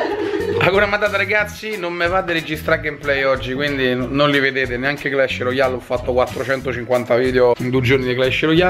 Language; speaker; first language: Italian; native; Italian